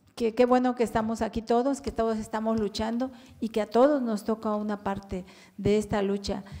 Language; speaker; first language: Spanish; native; Spanish